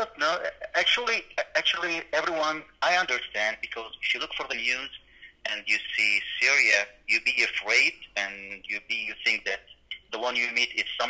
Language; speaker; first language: English; non-native, learner; Arabic